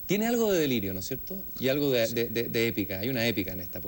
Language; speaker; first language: Spanish; native; Spanish